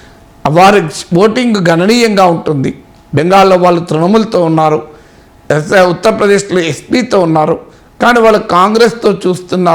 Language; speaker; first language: Telugu; native; Telugu